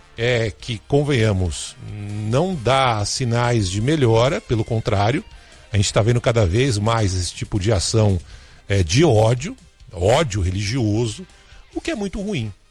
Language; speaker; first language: Portuguese; native; Portuguese